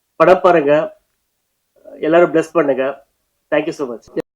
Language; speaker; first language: Tamil; non-native, learner; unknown